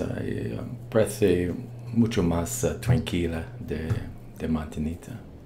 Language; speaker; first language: Spanish; non-native, learner; English